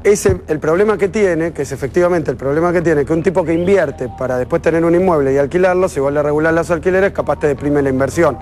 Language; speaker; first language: Spanish; native; Spanish